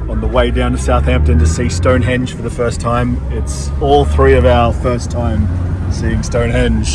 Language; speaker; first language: English; native; English